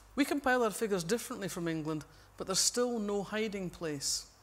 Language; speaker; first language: English; native; English